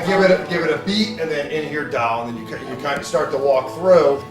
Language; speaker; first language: English; native; English